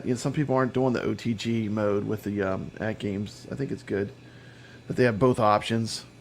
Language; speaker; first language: English; native; English